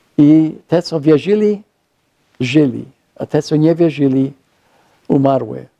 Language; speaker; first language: Polish; non-native, fluent; English